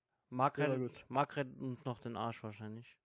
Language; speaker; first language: German; native; German